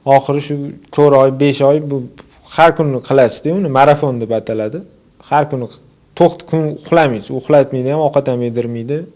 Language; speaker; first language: Uzbek; native; Uzbek